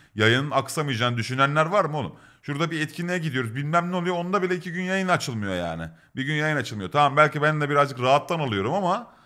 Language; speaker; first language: Turkish; native; Turkish